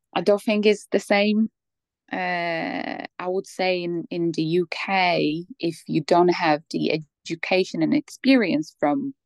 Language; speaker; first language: English; non-native, fluent; Polish